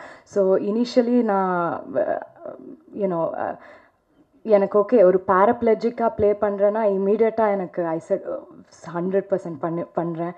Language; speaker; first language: Tamil; non-native, fluent; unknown